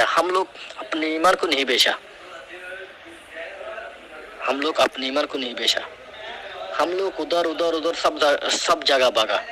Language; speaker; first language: Hindi; non-native, learner; Rohingya